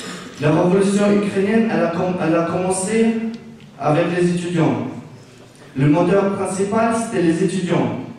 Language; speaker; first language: French; non-native, fluent; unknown